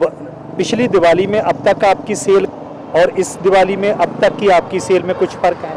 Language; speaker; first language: Hindi; non-native, local second language; Punjabi